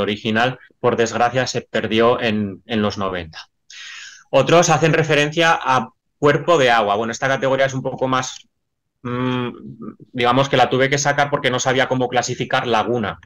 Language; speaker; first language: Spanish; native; Spanish